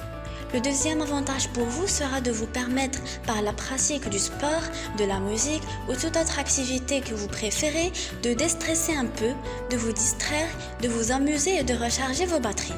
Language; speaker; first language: French; non-native, local second language; Arabic